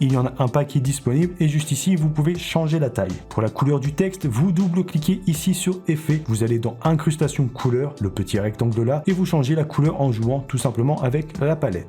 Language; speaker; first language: French; native; French